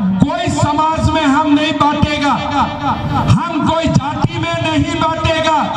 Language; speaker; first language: Hindi; non-native, local second language; Assamese